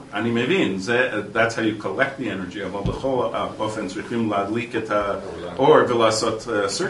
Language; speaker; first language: Hebrew; non-native, fluent; English